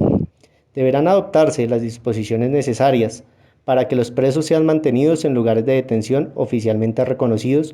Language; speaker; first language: Spanish; native; Spanish